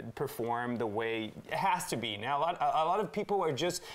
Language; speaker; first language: English; early bilingual, other home language; Portuguese